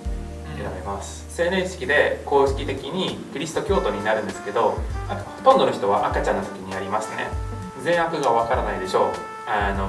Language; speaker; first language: Japanese; non-native, fluent; English